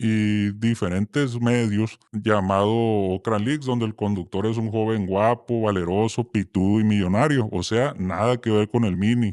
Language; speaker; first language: Spanish; native; Spanish